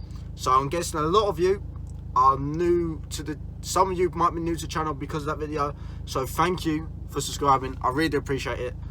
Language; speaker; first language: English; native; English